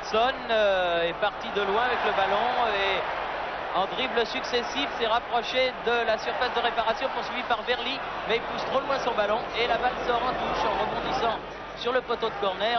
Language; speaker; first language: French; native; French